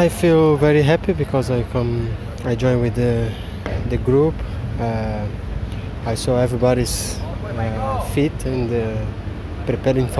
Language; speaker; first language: English; non-native, learner; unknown